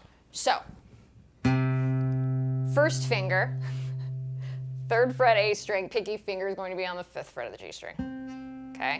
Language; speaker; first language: English; native; English